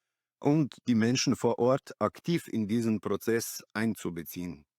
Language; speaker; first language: German; non-native, fluent; Slovenian